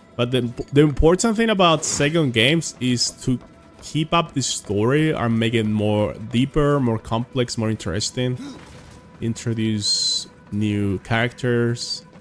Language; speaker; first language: English; non-native, fluent; Spanish